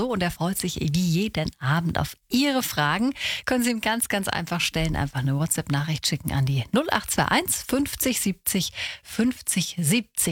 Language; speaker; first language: German; native; German